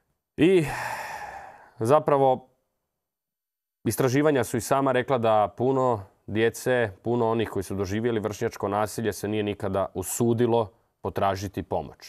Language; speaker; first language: Serbian; native; Serbian